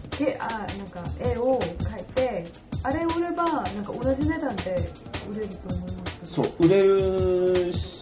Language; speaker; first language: Japanese; non-native, fluent; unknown